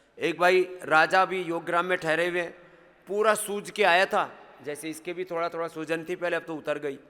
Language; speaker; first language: Hindi; native; Hindi